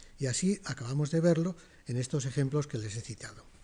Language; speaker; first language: Spanish; native; Spanish